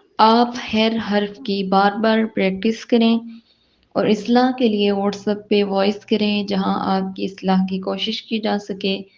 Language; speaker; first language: Urdu; native; Urdu